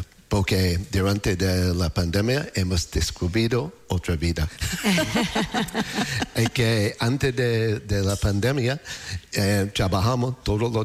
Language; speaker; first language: Spanish; non-native, fluent; English